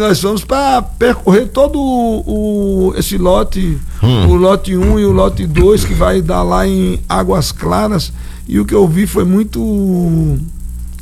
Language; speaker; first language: Portuguese; native; Portuguese